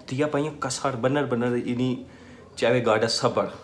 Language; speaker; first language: Indonesian; non-native, learner; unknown